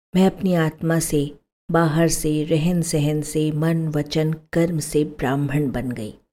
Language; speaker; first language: Hindi; native; Hindi